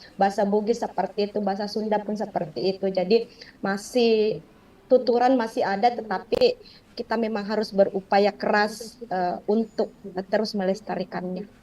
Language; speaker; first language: Indonesian; non-native, local second language; Buginese